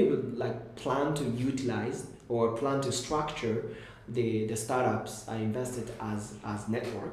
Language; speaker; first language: English; non-native, fluent; Japanese